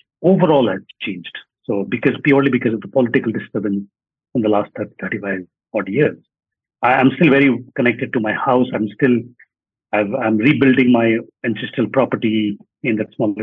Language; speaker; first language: English; non-native, local second language; Nepali